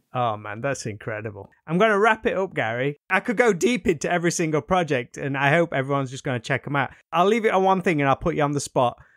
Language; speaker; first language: English; native; English